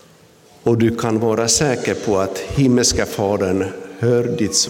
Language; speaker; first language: Swedish; non-native, local second language; Finnish